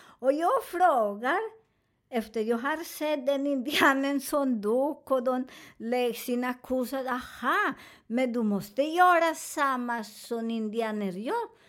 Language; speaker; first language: Swedish; non-native, learner; Spanish